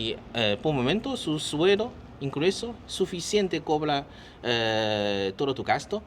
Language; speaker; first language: Spanish; non-native, learner; Chinese